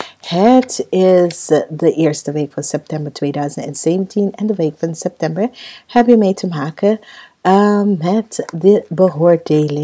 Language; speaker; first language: Dutch; non-native, fluent; English